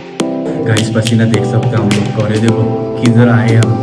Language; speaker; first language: Hindi; non-native, local second language; Marathi